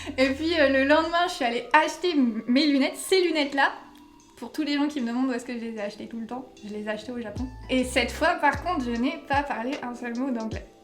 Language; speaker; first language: French; native; French